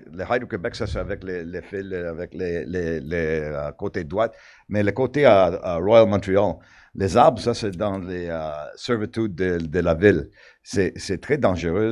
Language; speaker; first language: French; non-native, local second language; English